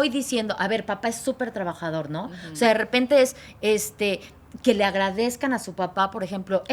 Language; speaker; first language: Spanish; native; Spanish